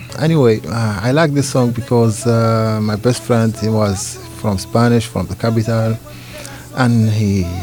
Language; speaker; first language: English; non-native, learner; Arabic